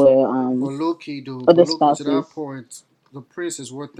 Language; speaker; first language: English; non-native, local second language; Yoruba